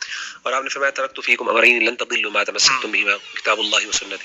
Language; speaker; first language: Urdu; native; Urdu